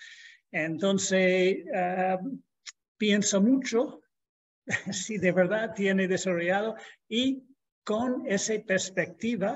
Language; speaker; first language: Spanish; non-native, fluent; English